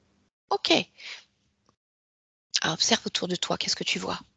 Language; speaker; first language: French; native; French